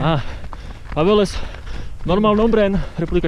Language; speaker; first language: Spanish; non-native, learner; Czech